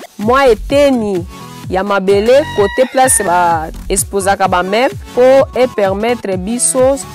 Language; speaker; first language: Lingala; native; Lingala